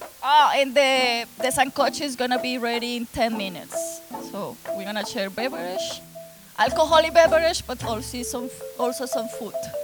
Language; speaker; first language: English; non-native, fluent; Spanish